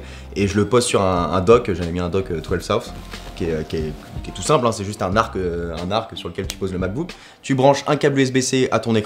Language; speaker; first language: French; native; French